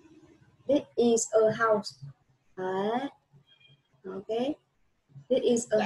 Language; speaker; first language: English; non-native, fluent; Vietnamese